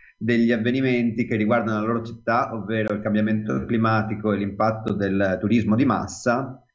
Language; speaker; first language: Italian; native; Italian